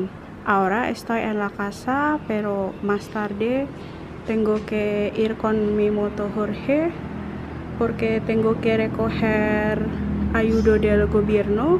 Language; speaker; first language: Spanish; non-native, learner; Indonesian